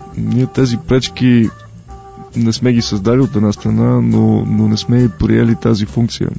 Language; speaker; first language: Bulgarian; native; Bulgarian